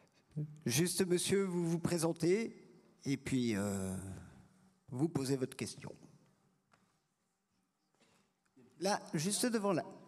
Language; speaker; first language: French; native; French